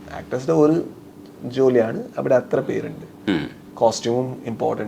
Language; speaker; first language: Malayalam; non-native, local second language; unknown